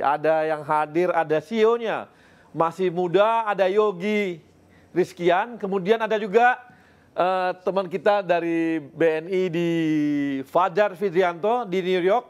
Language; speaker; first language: Indonesian; native; Indonesian